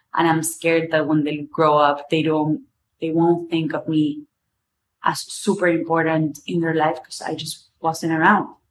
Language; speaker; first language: English; non-native, fluent; Spanish